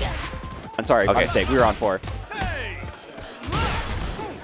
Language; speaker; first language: English; native; English